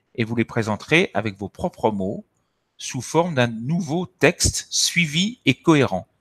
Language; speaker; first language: French; native; French